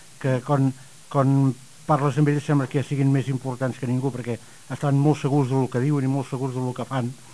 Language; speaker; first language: Catalan; native; Catalan